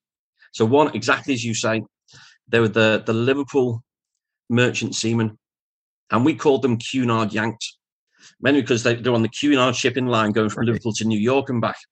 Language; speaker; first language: English; native; English